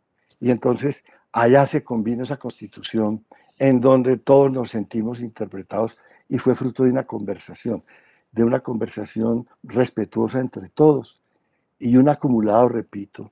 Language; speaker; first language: Spanish; native; Spanish